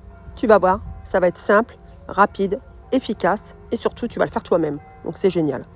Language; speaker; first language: French; native; French